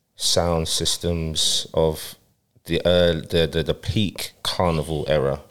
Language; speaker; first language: English; native; English